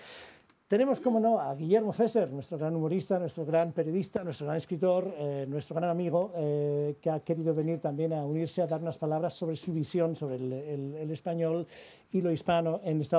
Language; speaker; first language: Spanish; native; Spanish